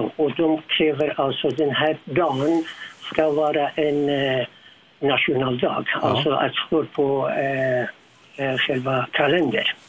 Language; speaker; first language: Swedish; non-native, learner; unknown